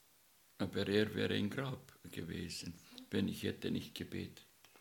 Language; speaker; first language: German; non-native, learner; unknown